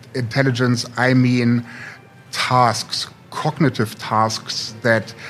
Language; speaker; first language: English; non-native, fluent; German